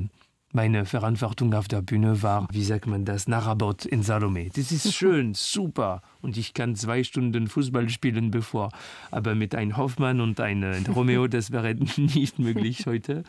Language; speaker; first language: German; non-native, fluent; French